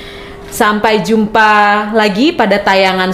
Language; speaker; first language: Indonesian; native; Indonesian